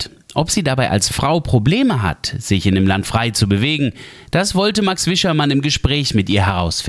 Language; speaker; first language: German; native; German